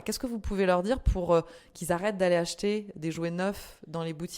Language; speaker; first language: French; native; French